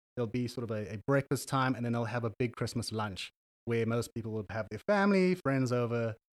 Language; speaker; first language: English; native; English